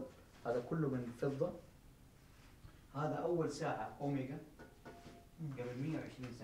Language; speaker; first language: Arabic; non-native, learner; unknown